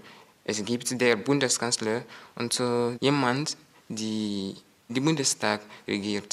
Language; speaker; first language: German; non-native, learner; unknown